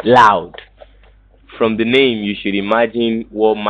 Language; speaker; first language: English; non-native, local second language; Yoruba